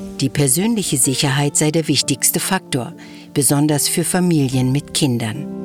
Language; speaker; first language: German; native; German